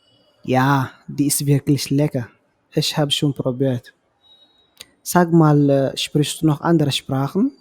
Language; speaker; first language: German; non-native, fluent; Tigrinya